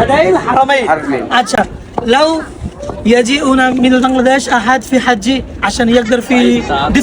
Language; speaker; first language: Arabic; non-native, learner; Bangla